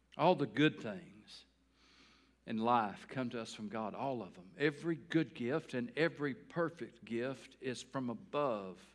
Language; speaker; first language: English; native; English